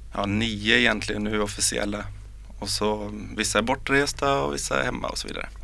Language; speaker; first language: Swedish; native; Swedish